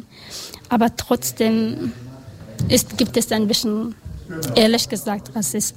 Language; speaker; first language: German; non-native, learner; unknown